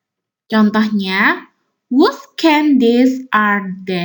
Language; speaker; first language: English; non-native, learner; Indonesian